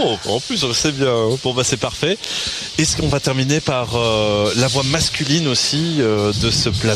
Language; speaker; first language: French; native; French